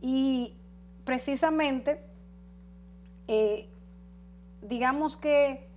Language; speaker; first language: Spanish; native; Spanish